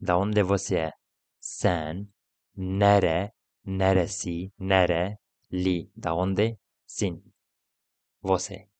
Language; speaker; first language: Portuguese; non-native, learner; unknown